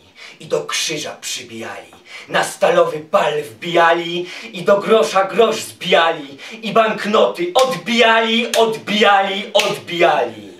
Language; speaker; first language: Polish; native; Polish